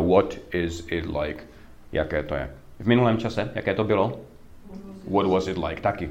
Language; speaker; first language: English; non-native, fluent; Czech